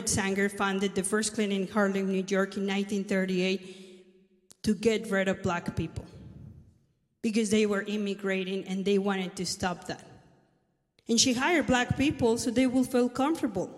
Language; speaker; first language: English; non-native, fluent; Spanish